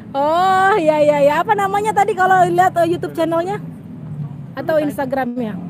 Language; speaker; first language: Indonesian; native; Indonesian